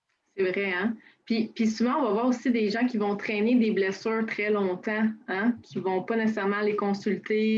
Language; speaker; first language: French; native; French